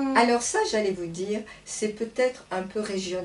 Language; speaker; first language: French; native; French